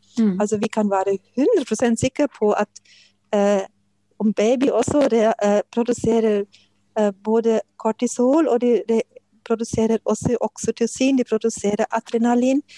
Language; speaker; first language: Norwegian; non-native, fluent; German